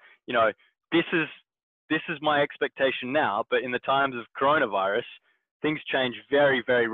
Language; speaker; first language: English; native; English